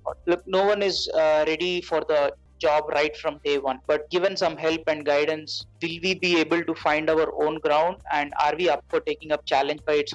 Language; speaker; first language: English; non-native, local second language; Telugu